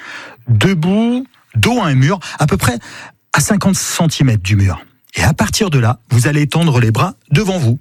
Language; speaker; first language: French; native; French